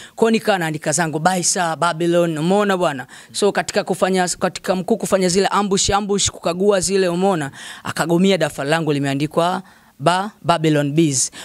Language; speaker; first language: Swahili; native; Swahili